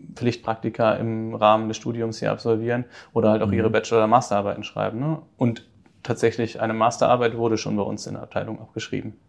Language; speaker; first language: German; native; German